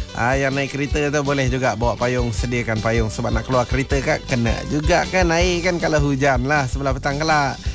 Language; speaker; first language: Malay; non-native, local second language; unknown